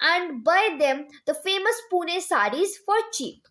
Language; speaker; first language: English; non-native, local second language; Punjabi